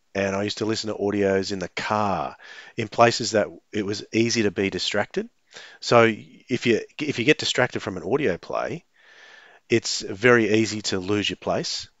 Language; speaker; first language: English; native; English